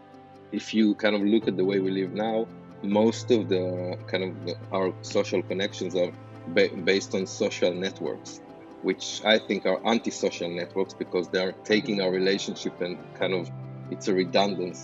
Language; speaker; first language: English; non-native, fluent; Hebrew